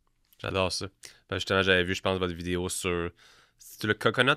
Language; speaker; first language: French; native; French